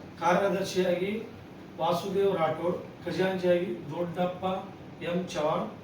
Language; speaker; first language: Kannada; non-native, local second language; Lambadi